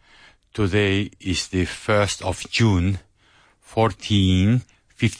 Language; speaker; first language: English; non-native, learner; Spanish